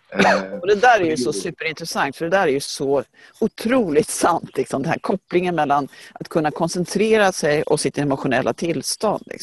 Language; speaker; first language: Swedish; native; Swedish